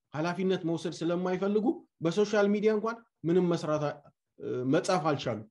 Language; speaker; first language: Amharic; non-native, local second language; Tigrinya